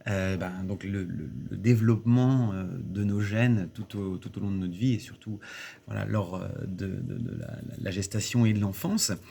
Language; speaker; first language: French; native; French